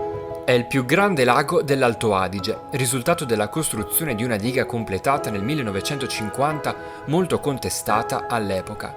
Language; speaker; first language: Italian; native; Italian